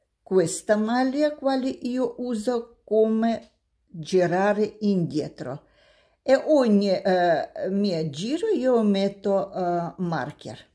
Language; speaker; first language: Italian; non-native, learner; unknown